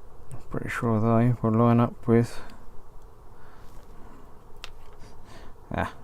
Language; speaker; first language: English; native; English